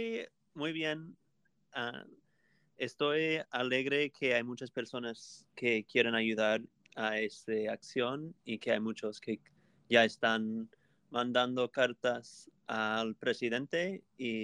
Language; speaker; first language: Spanish; non-native, fluent; English